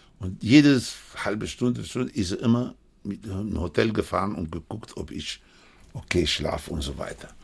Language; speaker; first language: German; non-native, fluent; Spanish